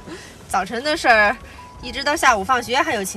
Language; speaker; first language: Chinese; native; Chinese